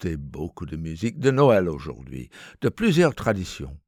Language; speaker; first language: French; non-native, fluent; English